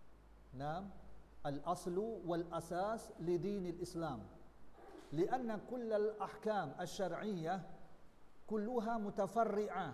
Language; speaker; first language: Arabic; non-native, learner; Indonesian